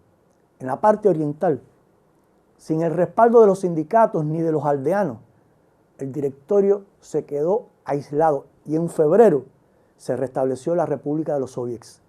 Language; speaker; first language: Spanish; native; Spanish